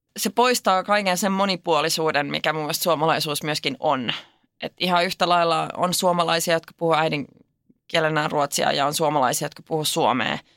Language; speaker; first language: Finnish; non-native, local second language; Swedish